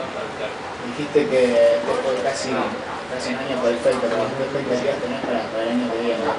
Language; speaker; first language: Spanish; native; Spanish